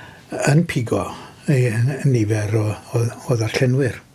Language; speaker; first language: Welsh; native; Welsh